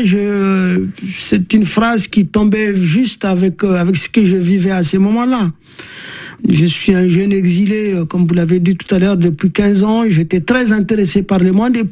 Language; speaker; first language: French; non-native, local second language; Tamasheq